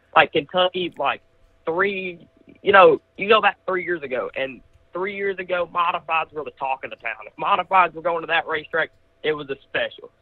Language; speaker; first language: English; native; English